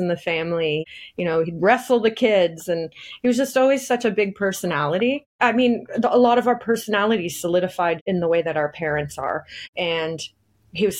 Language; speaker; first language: English; native; English